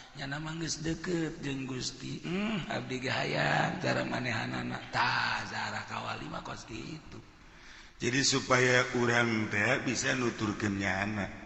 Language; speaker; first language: Sundanese; native; Sundanese